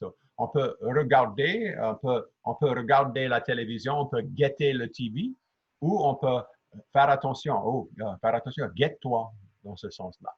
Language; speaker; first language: French; native; French